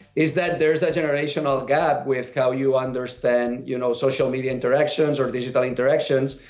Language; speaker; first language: English; non-native, fluent; Spanish